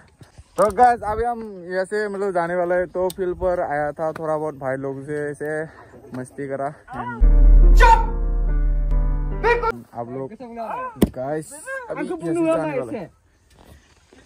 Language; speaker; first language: Hindi; non-native, local second language; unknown